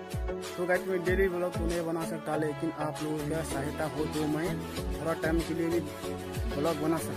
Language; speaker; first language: Hindi; non-native, local second language; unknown